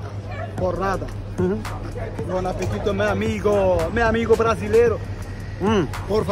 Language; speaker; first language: Portuguese; non-native, learner; Turkish